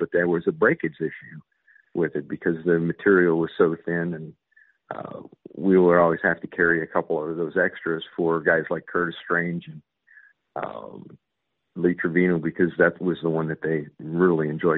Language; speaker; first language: English; native; English